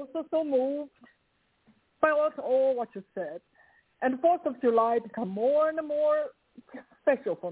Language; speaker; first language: English; non-native, fluent; Chinese